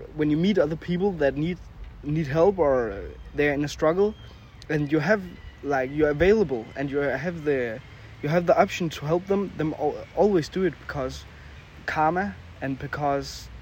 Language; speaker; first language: English; non-native, fluent; Danish